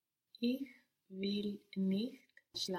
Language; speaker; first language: German; non-native, learner; English